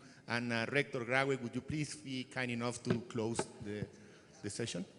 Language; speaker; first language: English; non-native, fluent; Spanish